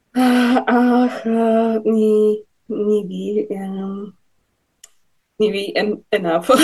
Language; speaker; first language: Irish; non-native, learner; Polish